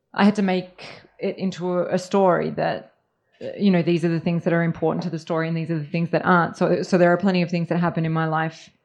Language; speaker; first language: English; early bilingual, other home language; Serbian